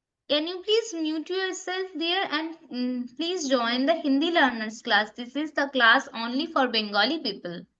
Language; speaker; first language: English; non-native, local second language; Bangla